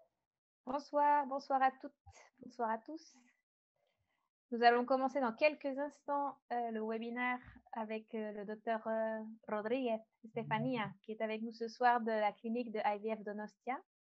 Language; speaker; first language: French; native; French